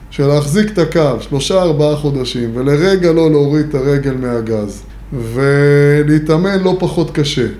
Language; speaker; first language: Hebrew; native; Hebrew